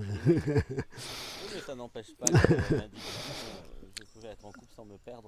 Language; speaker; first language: French; native; French